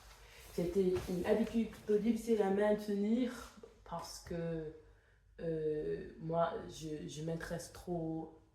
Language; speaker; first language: French; non-native, fluent; English